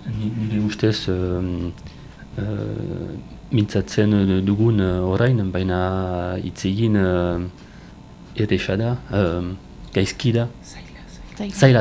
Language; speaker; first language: Basque; non-native, learner; French